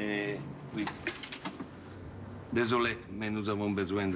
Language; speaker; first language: French; non-native, learner; Italian